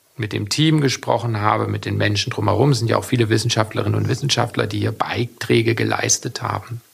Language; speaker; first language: German; native; German